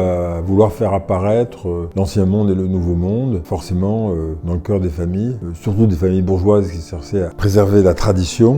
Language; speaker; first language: French; native; French